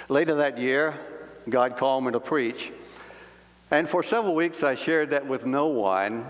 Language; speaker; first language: English; native; English